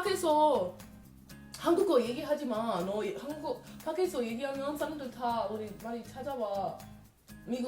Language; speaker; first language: Korean; non-native, learner; English